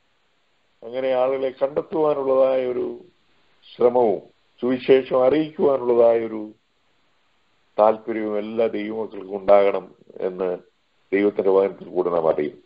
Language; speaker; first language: Malayalam; native; Malayalam